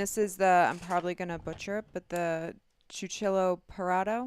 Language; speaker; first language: English; native; English